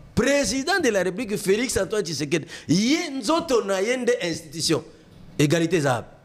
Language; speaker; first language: French; non-native, local second language; Lingala